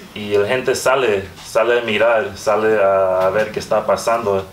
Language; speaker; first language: Spanish; early bilingual, other home language; English